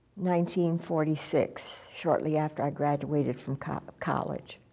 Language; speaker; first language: English; native; English